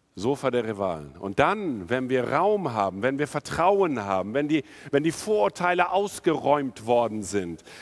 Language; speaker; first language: German; non-native, fluent; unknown